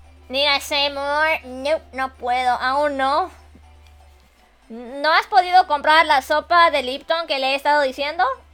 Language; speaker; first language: Spanish; non-native, learner; English